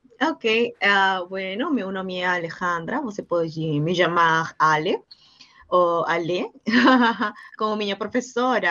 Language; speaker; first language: Portuguese; non-native, learner; Spanish